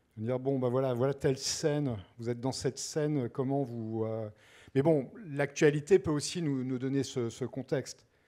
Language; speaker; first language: French; native; French